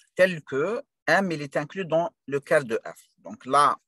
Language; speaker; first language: French; non-native, local second language; Arabic